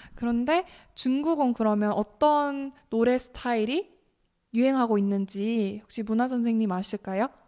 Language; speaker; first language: Korean; native; Korean